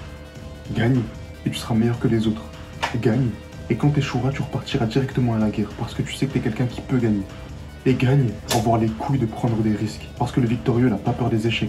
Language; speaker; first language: French; native; French